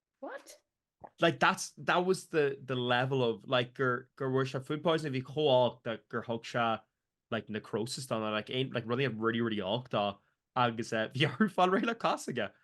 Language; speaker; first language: Irish; native; Irish